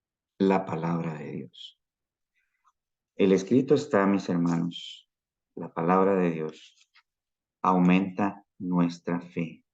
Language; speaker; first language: Spanish; native; Spanish